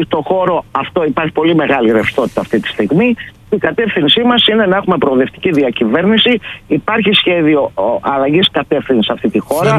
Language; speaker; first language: Greek; native; Greek